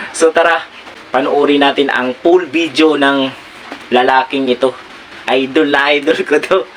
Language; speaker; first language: Filipino; non-native, local second language; Surigaonon